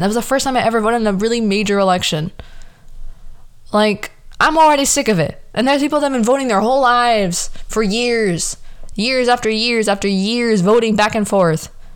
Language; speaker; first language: English; early bilingual, other home language; Spanish